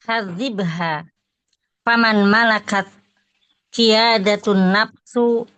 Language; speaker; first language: Arabic; non-native, learner; Indonesian